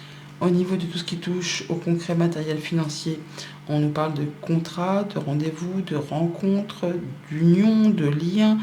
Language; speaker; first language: French; native; French